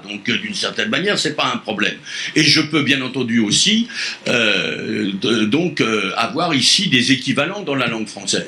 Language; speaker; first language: French; native; French